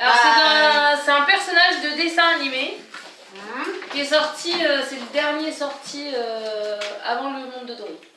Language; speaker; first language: French; native; French